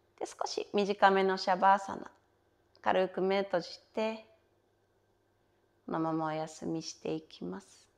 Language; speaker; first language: Japanese; native; Japanese